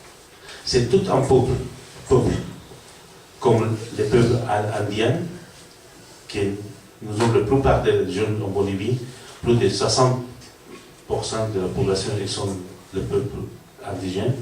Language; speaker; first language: French; non-native, learner; Spanish